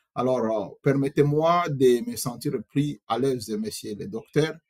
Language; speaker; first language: French; non-native, local second language; Swahili